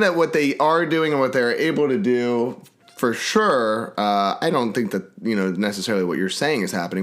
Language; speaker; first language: English; native; English